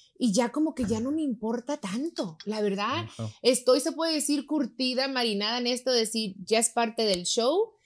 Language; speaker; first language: Spanish; early bilingual, heritage; Spanish